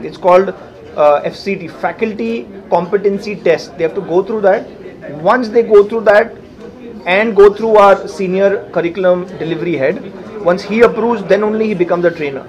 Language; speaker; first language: English; non-native, local second language; Hindi